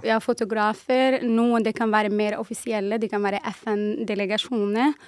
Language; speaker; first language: Norwegian; non-native, fluent; Arabic